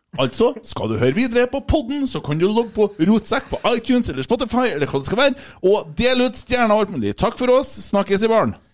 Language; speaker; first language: Norwegian; native; Norwegian